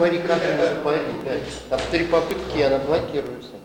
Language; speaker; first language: Russian; native; Russian